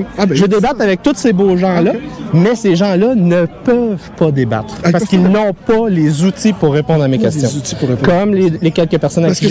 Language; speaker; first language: French; native; French